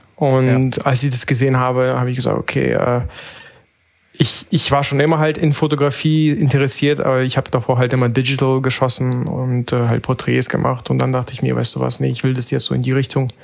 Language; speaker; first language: German; native; German